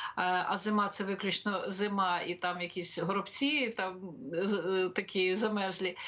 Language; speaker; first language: Ukrainian; native; Ukrainian